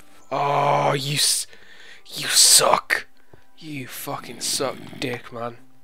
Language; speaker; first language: English; native; English